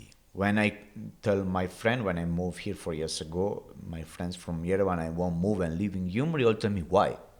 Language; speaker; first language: English; non-native, learner; Italian